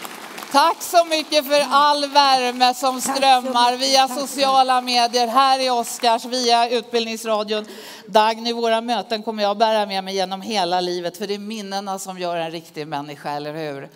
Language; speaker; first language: Swedish; native; Swedish